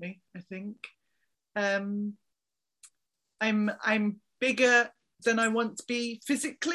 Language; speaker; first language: English; native; English